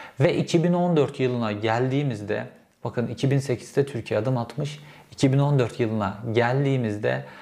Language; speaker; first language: Turkish; native; Turkish